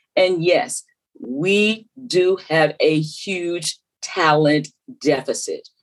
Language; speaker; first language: English; native; English